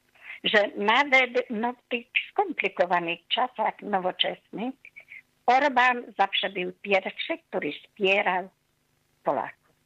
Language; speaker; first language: Polish; non-native, fluent; Hungarian